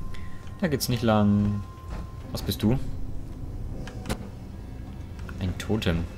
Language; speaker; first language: German; native; German